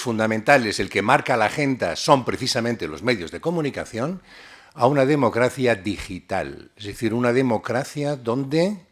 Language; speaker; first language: Spanish; native; Spanish